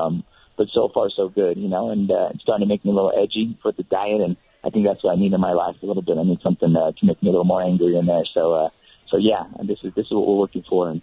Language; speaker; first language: English; native; English